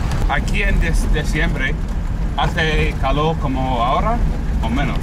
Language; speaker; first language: Spanish; non-native, learner; English